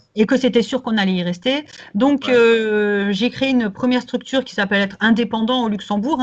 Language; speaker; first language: French; native; French